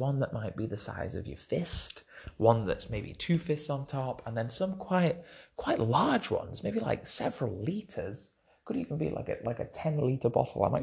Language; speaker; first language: English; native; English